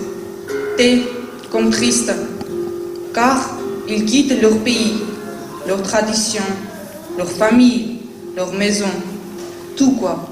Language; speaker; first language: French; non-native, learner; Armenian